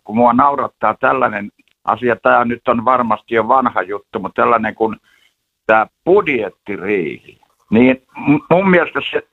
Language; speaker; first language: Finnish; native; Finnish